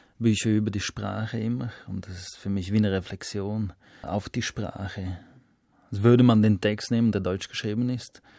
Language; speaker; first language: German; non-native, local second language; Romansh